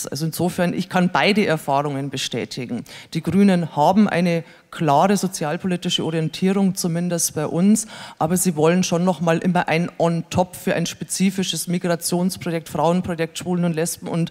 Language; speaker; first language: German; native; German